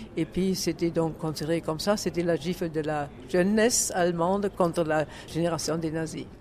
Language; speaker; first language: French; non-native, fluent; German